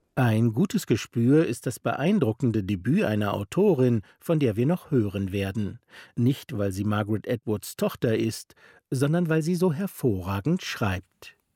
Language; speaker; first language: German; native; German